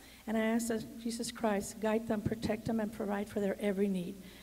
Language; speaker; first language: English; early bilingual, other home language; Spanish